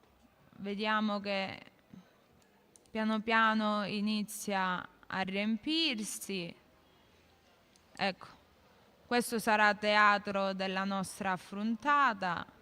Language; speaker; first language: Italian; native; Italian